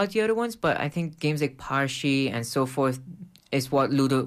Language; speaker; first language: English; non-native, local second language; Urdu